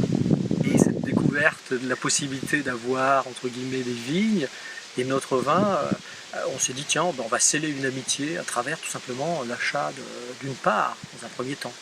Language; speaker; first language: French; native; French